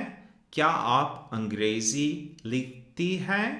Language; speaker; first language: Hindi; non-native, fluent; English